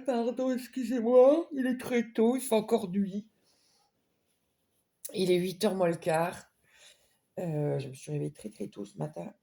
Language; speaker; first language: French; native; French